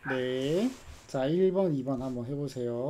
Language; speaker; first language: Korean; native; Korean